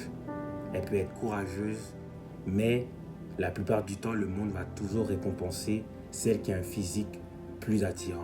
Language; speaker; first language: French; native; French